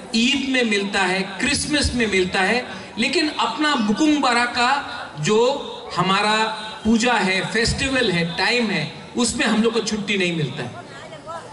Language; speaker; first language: Hindi; non-native, local second language; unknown